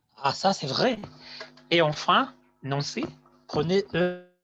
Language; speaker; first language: French; non-native, fluent; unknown